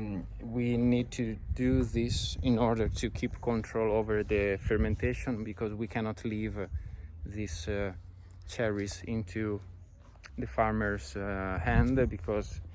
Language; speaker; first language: English; non-native, fluent; Italian